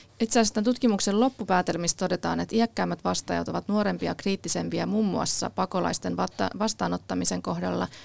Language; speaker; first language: Finnish; native; Finnish